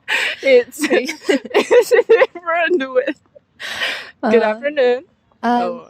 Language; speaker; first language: English; non-native, fluent; Korean